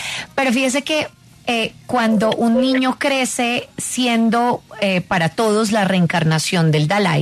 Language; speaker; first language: Spanish; native; Spanish